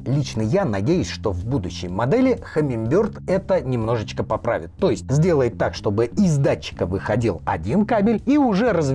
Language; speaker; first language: Russian; native; Russian